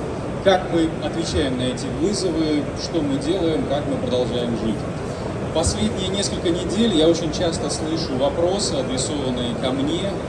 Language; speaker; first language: Russian; native; Russian